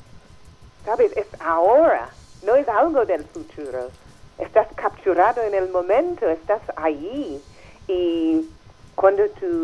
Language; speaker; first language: Spanish; non-native, fluent; English